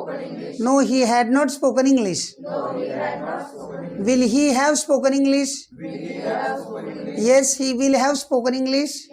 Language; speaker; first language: English; non-native, local second language; Marathi